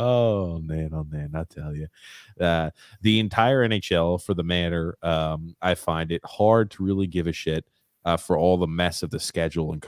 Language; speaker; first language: English; native; English